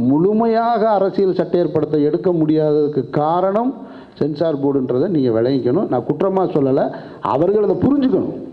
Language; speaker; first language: Tamil; native; Tamil